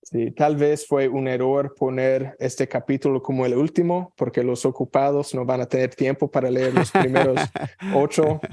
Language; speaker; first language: Spanish; non-native, fluent; English